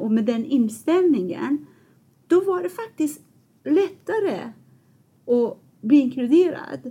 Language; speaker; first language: Swedish; non-native, fluent; Persian